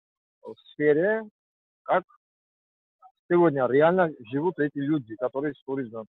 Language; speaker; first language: Russian; non-native, fluent; Georgian